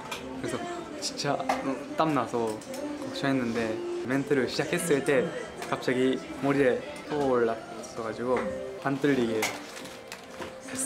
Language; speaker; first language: Korean; non-native, fluent; Japanese